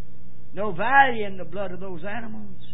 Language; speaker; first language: English; native; English